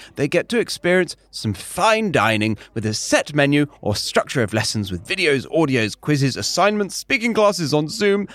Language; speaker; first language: English; native; English